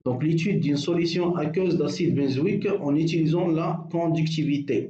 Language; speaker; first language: French; non-native, local second language; Arabic